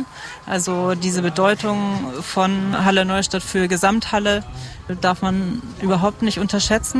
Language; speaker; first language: German; native; German